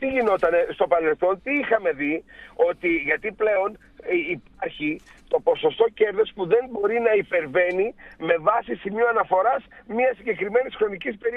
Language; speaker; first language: Greek; native; Greek